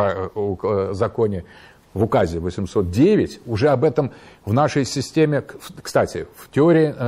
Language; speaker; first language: Russian; native; Russian